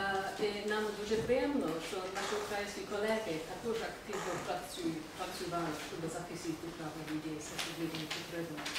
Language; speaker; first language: Ukrainian; non-native, fluent; English